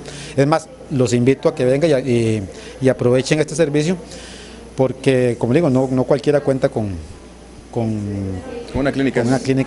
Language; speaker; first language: Spanish; native; Spanish